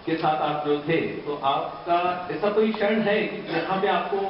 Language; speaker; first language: Hindi; non-native, local second language; Marathi